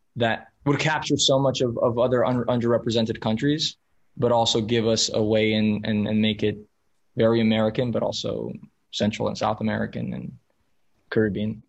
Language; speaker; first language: English; early bilingual, other home language; Spanish